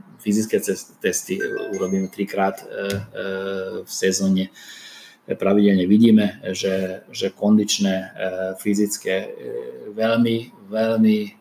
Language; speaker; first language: Slovak; non-native, fluent; Hungarian